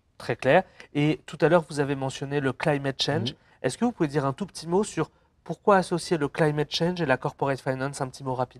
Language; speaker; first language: French; native; French